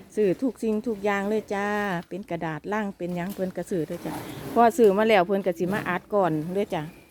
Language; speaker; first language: Thai; native; Thai